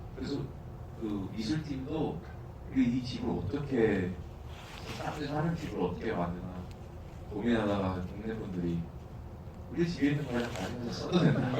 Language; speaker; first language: Korean; early bilingual, heritage; Korean